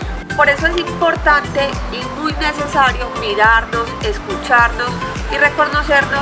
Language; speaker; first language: Spanish; native; Spanish